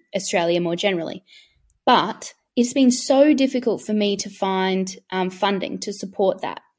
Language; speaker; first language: English; native; English